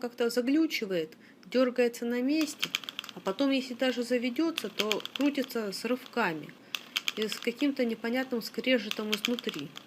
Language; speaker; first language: Russian; native; Russian